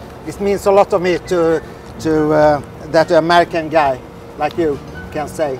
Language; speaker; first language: English; non-native, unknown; Swedish